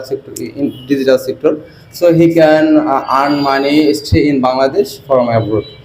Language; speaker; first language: English; non-native, learner; Bangla